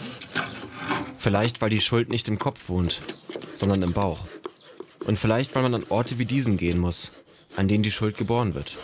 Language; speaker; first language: German; native; German